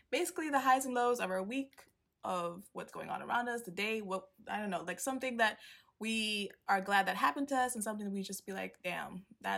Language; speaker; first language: English; non-native, local second language; Swahili